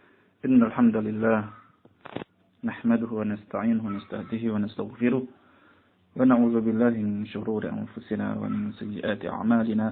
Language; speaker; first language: Arabic; non-native, fluent; Indonesian